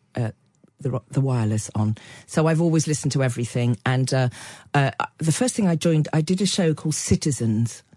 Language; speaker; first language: English; native; English